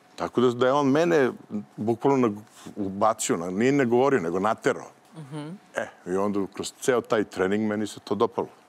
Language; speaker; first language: Serbian; native; Serbian